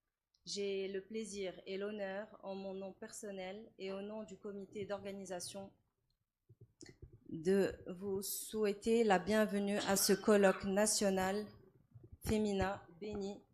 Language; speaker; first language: French; non-native, local second language; Arabic